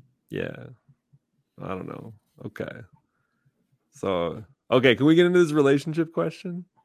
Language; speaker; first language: English; native; English